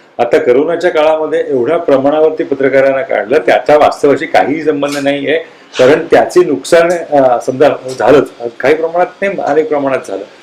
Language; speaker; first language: Marathi; native; Marathi